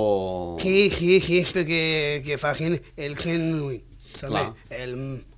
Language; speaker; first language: Catalan; non-native, local second language; Spanish